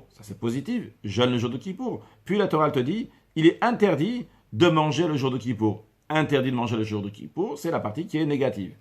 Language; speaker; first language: French; native; French